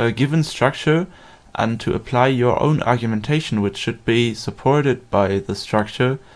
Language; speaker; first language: English; non-native, fluent; German